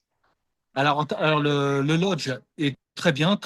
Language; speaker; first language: French; native; French